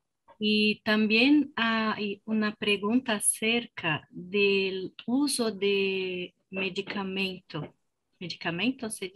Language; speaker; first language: Spanish; non-native, fluent; Portuguese